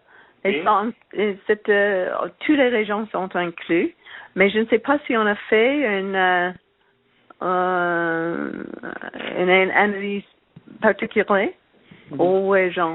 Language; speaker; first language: French; non-native, learner; English